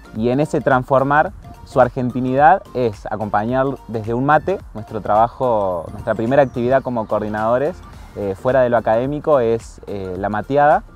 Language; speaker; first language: Spanish; native; Spanish